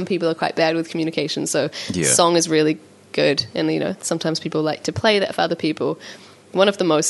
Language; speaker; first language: English; native; English